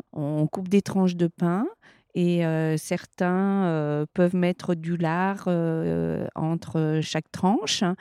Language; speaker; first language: French; native; French